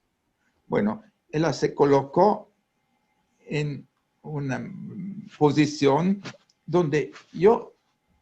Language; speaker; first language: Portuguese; non-native, learner; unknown